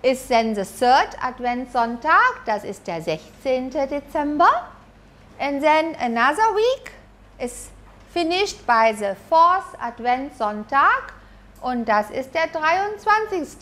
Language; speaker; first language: German; non-native, fluent; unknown